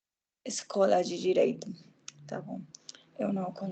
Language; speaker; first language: Portuguese; non-native, learner; Spanish